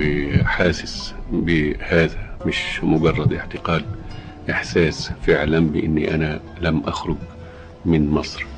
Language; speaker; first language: Arabic; native; Arabic